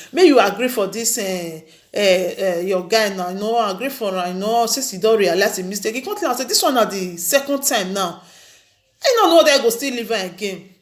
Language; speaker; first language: Nigerian Pidgin; non-native, local second language; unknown